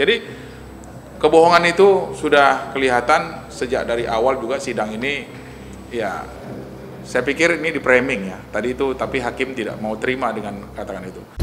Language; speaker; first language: Indonesian; native; Indonesian